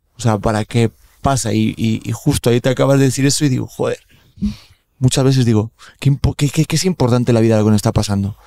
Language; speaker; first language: Spanish; native; Spanish